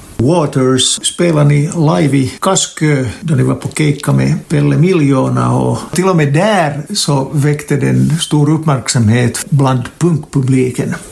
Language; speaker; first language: Swedish; native; Swedish